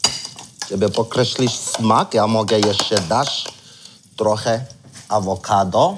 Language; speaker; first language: Polish; non-native, learner; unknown